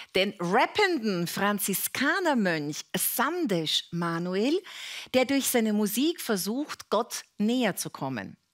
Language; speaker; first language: German; native; German